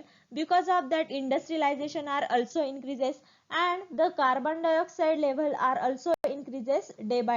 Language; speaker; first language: English; non-native, local second language; Marathi